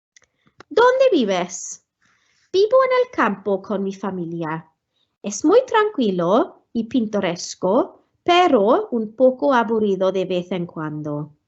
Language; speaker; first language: Spanish; non-native, fluent; Welsh